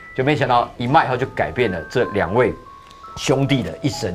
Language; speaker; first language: Chinese; native; Chinese